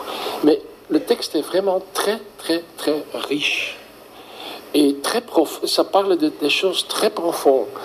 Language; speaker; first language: French; non-native, fluent; Dutch